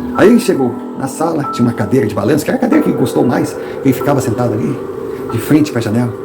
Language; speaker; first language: Portuguese; non-native, fluent; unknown